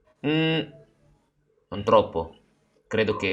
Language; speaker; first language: Italian; non-native, learner; Indonesian